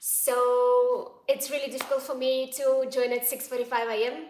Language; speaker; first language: English; non-native, fluent; Ukrainian